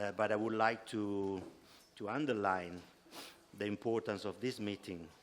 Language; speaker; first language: English; non-native, fluent; Italian